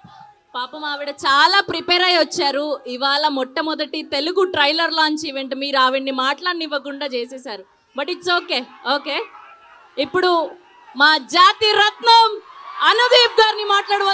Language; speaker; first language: Telugu; native; Telugu